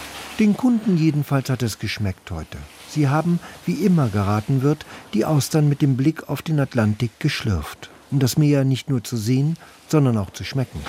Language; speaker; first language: German; native; German